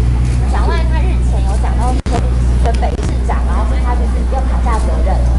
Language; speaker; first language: Chinese; native; Chinese